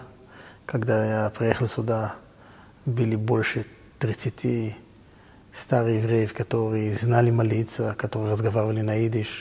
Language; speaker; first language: Russian; non-native, fluent; Hebrew